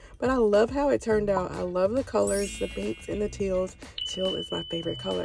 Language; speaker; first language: English; native; English